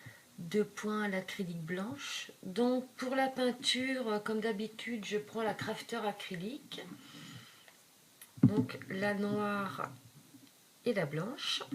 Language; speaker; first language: French; native; French